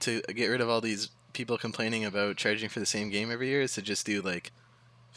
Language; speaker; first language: English; native; English